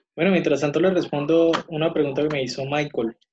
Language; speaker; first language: Spanish; native; Spanish